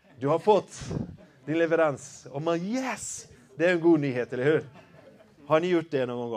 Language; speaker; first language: Swedish; non-native, fluent; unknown